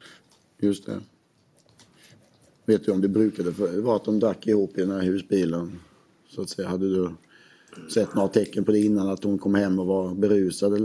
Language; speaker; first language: Swedish; native; Swedish